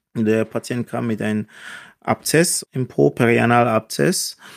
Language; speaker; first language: German; non-native, fluent; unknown